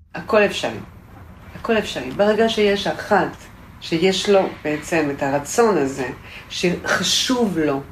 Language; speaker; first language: Hebrew; non-native, fluent; French